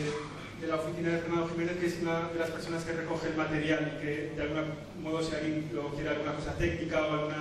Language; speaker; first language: Spanish; native; Spanish